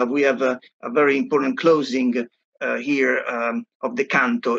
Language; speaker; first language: English; non-native, fluent; Italian